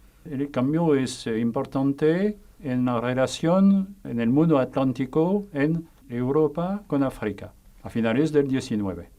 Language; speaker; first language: Spanish; non-native, fluent; French